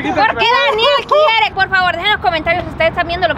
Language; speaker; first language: Spanish; native; Spanish